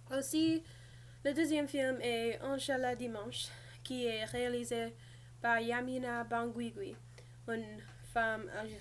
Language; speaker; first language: French; non-native, learner; English